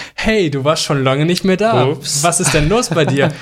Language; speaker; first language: German; native; German